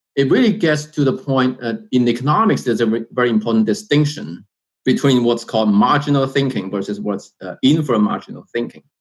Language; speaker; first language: English; non-native, fluent; Chinese